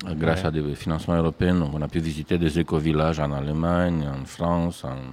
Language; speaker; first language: French; non-native, fluent; Romanian